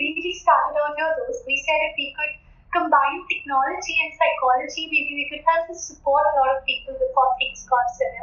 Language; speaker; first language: English; non-native, local second language; Hindi